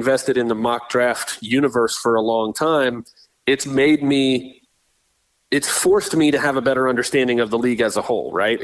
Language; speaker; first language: English; native; English